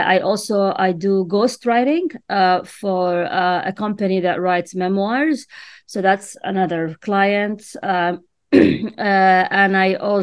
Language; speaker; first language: English; non-native, fluent; Arabic